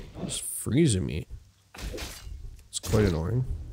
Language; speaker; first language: English; native; English